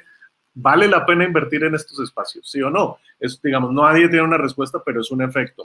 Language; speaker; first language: Spanish; native; Spanish